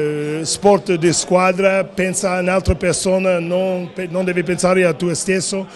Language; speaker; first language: Italian; non-native, learner; English